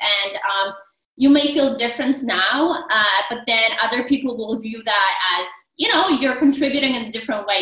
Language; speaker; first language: English; non-native, fluent; Polish